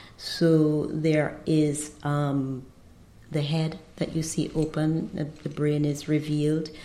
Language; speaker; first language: English; native; English